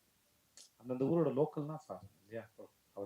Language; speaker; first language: Tamil; native; Tamil